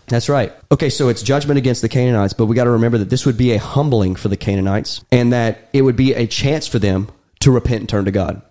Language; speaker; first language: English; native; English